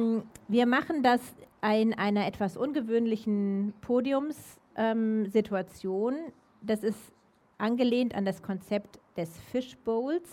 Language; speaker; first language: German; native; German